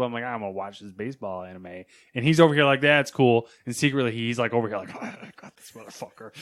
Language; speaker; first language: English; native; English